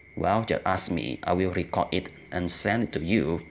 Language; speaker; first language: English; non-native, fluent; Vietnamese